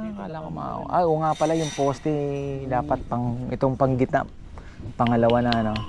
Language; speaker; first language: Filipino; native; Filipino